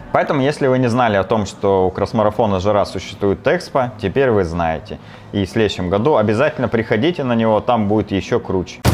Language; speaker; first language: Russian; native; Russian